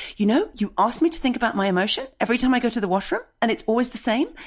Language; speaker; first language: English; native; English